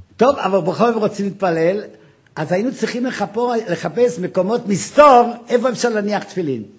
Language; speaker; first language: Hebrew; non-native, fluent; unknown